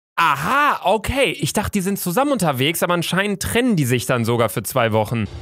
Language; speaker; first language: German; native; German